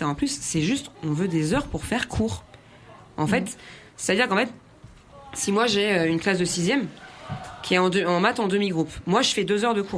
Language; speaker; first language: French; native; French